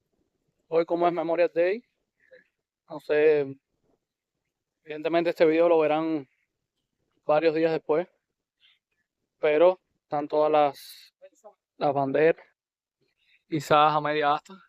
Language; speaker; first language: Spanish; native; Spanish